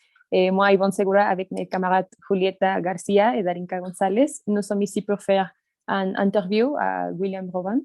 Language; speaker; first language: French; non-native, fluent; Spanish